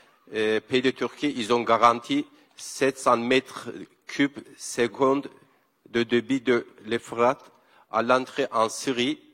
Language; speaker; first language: French; non-native, learner; Kurdish